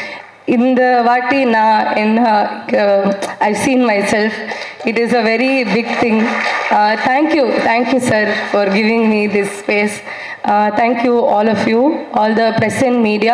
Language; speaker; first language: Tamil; non-native, local second language; Kannada